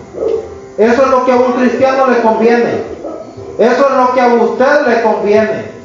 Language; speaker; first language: Spanish; native; Spanish